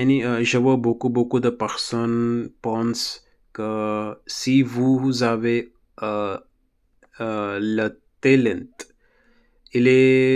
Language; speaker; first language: French; non-native, learner; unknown